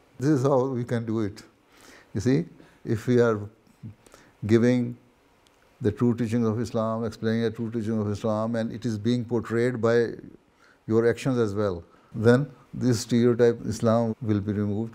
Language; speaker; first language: English; non-native, local second language; Urdu